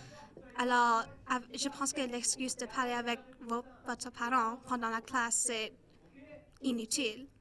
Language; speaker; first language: French; non-native, local second language; English